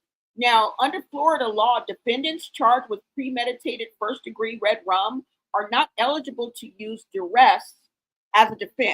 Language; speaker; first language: English; native; English